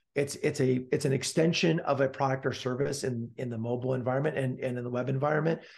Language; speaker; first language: English; native; English